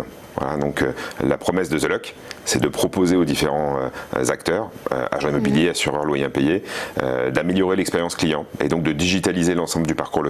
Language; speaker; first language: French; native; French